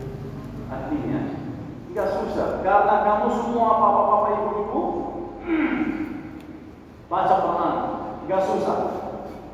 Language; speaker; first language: Indonesian; non-native, learner; Arabic